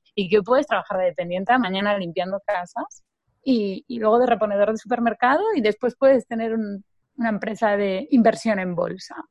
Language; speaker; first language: Spanish; native; Spanish